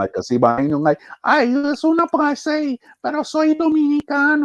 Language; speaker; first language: Spanish; early bilingual, heritage; English